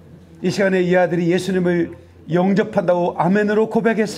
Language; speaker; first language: Korean; native; Korean